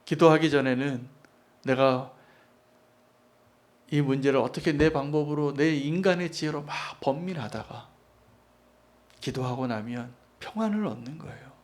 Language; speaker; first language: Korean; native; Korean